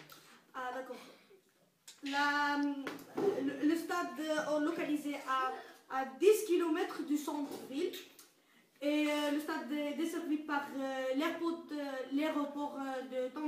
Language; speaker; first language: French; non-native, learner; Arabic